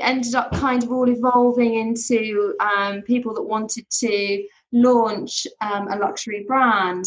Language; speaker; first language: English; native; English